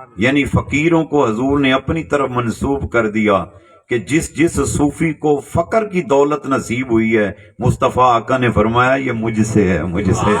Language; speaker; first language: Urdu; non-native, local second language; Punjabi